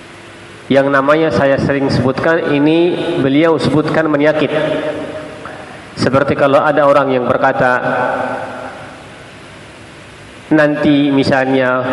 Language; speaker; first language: Indonesian; non-native, fluent; Arabic